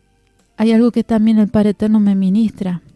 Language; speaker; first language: Spanish; native; Spanish